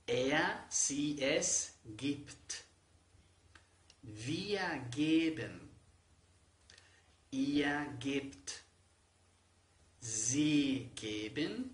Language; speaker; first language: German; non-native, fluent; Spanish